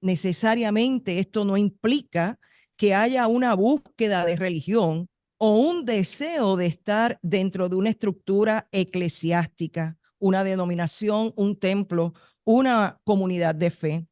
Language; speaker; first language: Spanish; native; Spanish